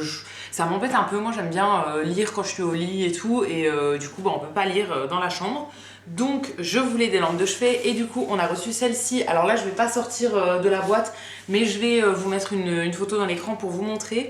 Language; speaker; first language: French; native; French